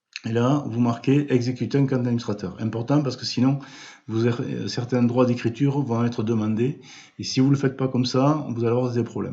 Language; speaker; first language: French; native; French